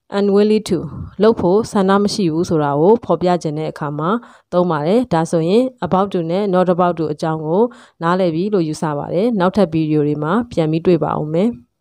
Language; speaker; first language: Burmese; native; Burmese